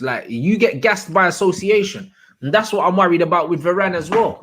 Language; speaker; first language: English; native; English